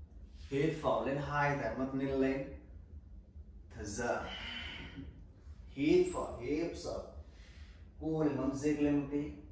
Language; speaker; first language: Vietnamese; non-native, learner; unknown